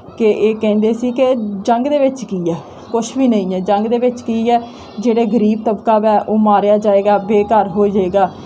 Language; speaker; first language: Punjabi; native; Punjabi